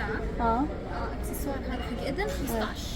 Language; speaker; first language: Arabic; non-native, learner; Bangla